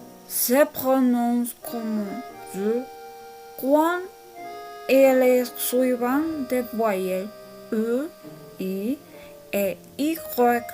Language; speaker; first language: French; non-native, learner; Spanish